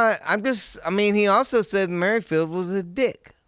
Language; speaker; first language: English; native; English